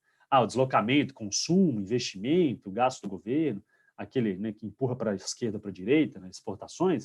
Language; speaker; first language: Portuguese; native; Portuguese